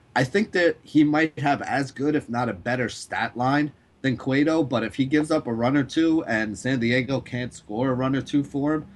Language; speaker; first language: English; native; English